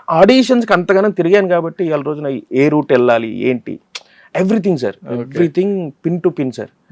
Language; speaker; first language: Telugu; native; Telugu